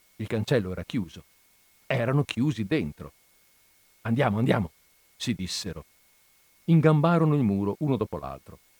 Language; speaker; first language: Italian; native; Italian